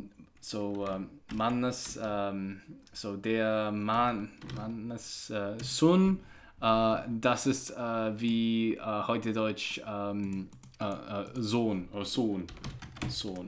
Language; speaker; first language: German; non-native, learner; English